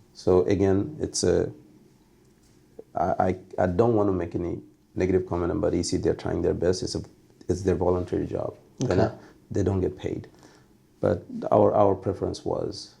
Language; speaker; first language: English; non-native, local second language; Bangla